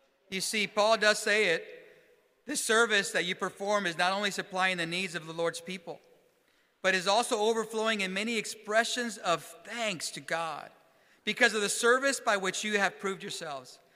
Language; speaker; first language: English; early bilingual, other home language; Spanish